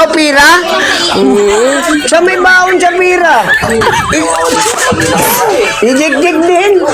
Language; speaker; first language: Filipino; non-native, local second language; Cebuano